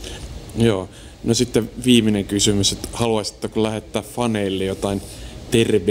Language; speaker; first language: Finnish; native; Finnish